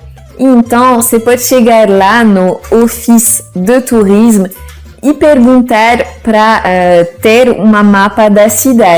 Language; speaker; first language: Portuguese; non-native, fluent; French